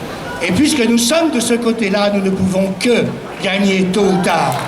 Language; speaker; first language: French; native; French